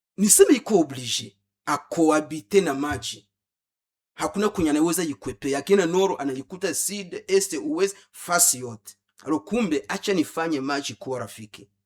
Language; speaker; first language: Swahili; non-native, local second language; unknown